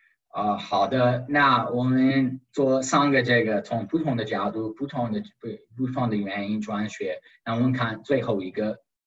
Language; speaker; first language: Chinese; non-native, fluent; English